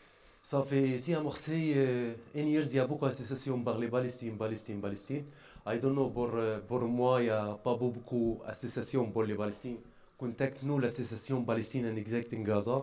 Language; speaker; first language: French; non-native, learner; Arabic